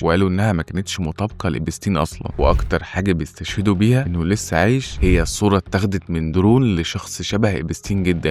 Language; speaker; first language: Arabic; native; Arabic